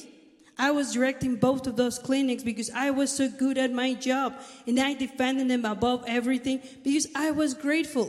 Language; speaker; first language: English; non-native, fluent; Spanish